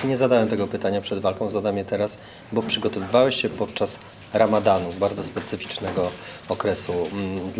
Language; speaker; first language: Polish; native; Polish